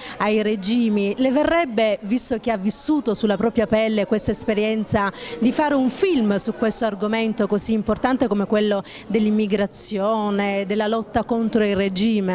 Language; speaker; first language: Italian; native; Italian